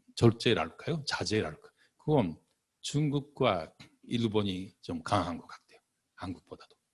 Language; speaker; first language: Korean; non-native, fluent; Japanese